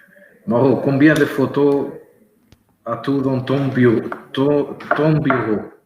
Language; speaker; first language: French; non-native, learner; Portuguese